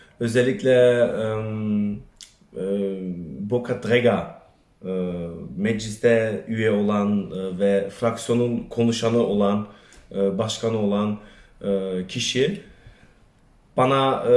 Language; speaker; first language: Turkish; early bilingual, other home language; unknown